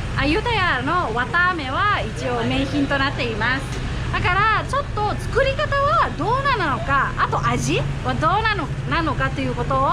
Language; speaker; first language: Japanese; non-native, fluent; Thai